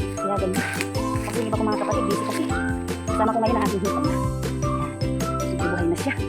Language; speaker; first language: Filipino; non-native, local second language; Waray